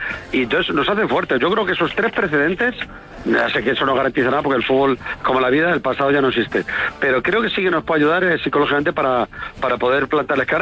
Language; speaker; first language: Spanish; native; Spanish